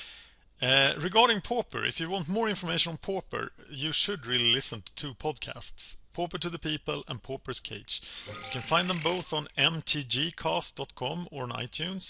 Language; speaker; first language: English; non-native, fluent; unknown